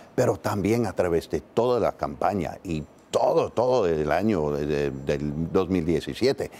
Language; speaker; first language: Spanish; non-native, fluent; English